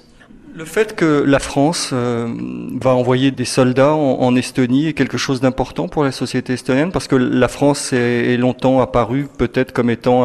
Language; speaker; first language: French; native; French